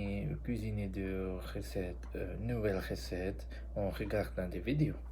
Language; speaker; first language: French; non-native, learner; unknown